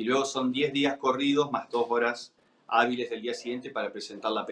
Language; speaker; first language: Spanish; native; Spanish